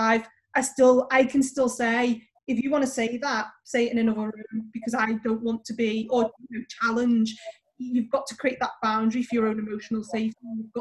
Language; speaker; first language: English; native; English